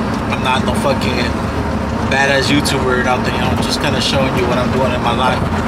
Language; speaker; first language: English; early bilingual, other home language; Spanish